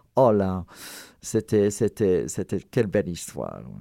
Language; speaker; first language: French; non-native, fluent; Dutch